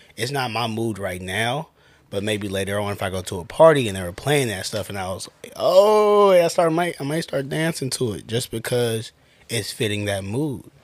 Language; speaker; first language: English; native; English